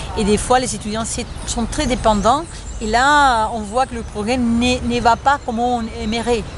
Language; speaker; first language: French; non-native, fluent; Spanish